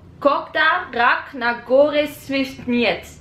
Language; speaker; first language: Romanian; non-native, learner; Dutch